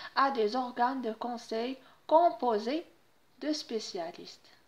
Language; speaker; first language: French; non-native, local second language; Arabic